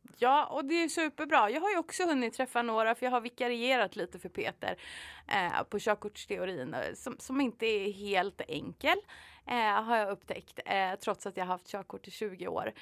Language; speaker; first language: Swedish; native; Swedish